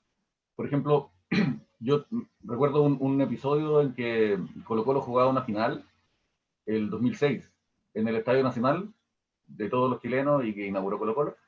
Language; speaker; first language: Spanish; native; Spanish